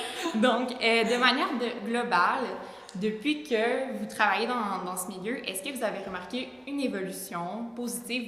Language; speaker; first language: French; native; French